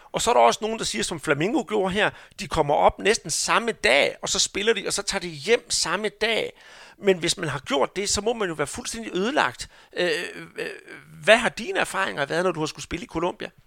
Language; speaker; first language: Danish; native; Danish